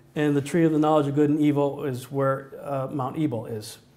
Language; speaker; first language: English; native; English